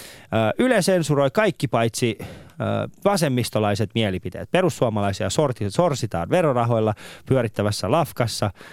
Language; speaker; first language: Finnish; non-native, fluent; Persian